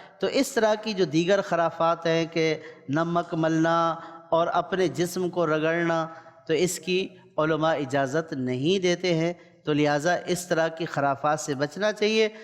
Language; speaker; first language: Urdu; native; Urdu